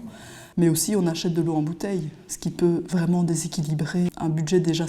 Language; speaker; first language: French; native; French